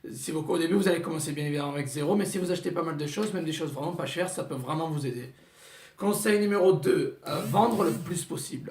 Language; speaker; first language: French; native; French